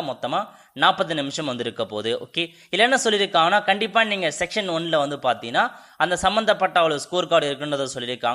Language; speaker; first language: Tamil; native; Tamil